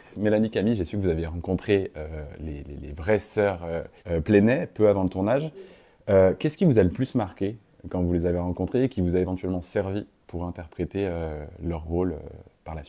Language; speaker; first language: French; native; French